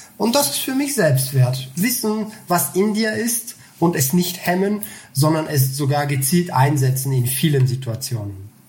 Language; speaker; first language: German; non-native, fluent; Bulgarian